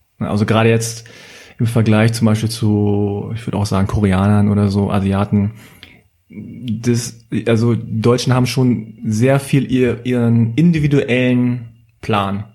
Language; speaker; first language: German; native; German